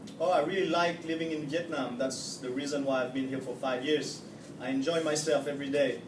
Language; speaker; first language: English; non-native, fluent; French